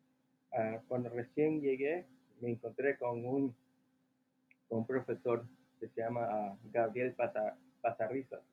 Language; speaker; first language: Spanish; early bilingual, heritage; Spanish